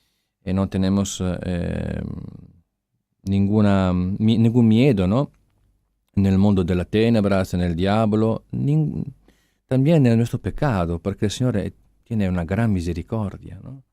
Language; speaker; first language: Spanish; non-native, fluent; Italian